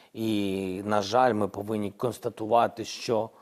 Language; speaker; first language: Ukrainian; non-native, local second language; Russian